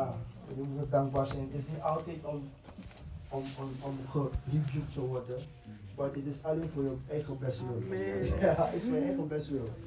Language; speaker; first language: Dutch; non-native, fluent; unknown